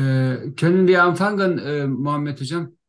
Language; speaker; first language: German; non-native, learner; Turkish